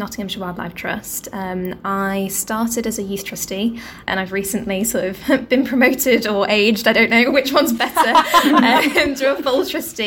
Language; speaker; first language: English; native; English